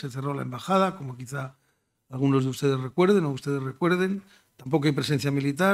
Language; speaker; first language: Spanish; native; Spanish